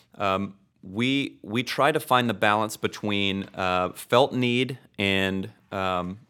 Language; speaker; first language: English; native; English